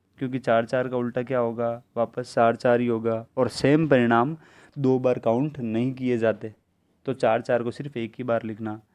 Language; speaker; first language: Hindi; native; Hindi